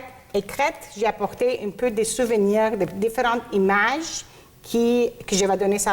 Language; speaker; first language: French; non-native, local second language; Greek